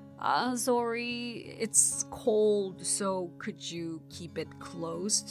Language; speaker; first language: English; non-native, fluent; Japanese